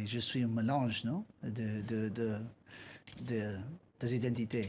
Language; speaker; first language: French; non-native, learner; Spanish